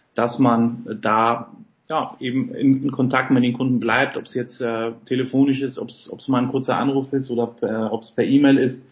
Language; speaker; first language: German; early bilingual, other home language; Polish